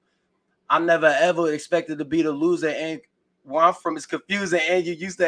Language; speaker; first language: English; native; English